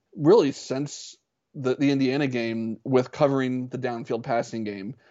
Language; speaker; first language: English; native; English